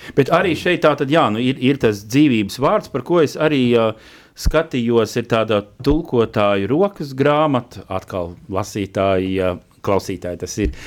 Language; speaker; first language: Latvian; native; Latvian